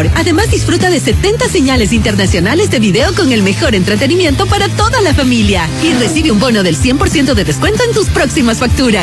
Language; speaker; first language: Spanish; native; Spanish